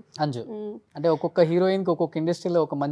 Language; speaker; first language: Telugu; native; Telugu